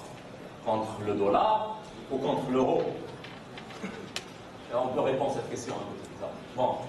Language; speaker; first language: French; non-native, fluent; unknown